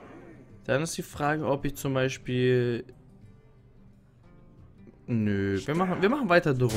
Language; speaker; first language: German; native; German